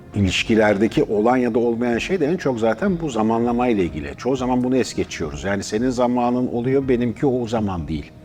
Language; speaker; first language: Turkish; native; Turkish